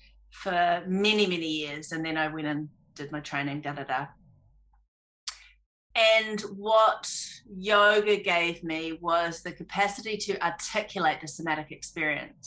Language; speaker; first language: English; native; English